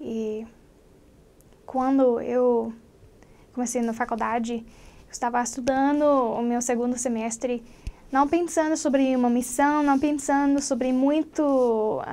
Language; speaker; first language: Portuguese; non-native, fluent; English